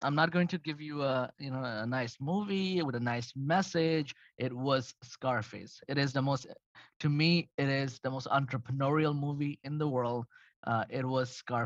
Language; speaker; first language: English; non-native, fluent; Arabic